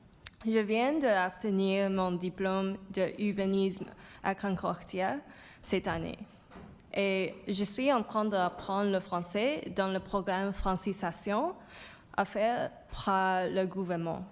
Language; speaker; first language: French; non-native, fluent; Chinese